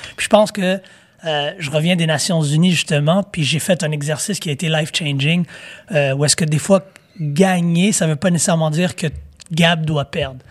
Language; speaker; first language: French; native; French